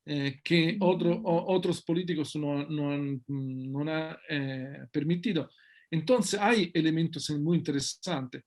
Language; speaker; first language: Spanish; non-native, fluent; Italian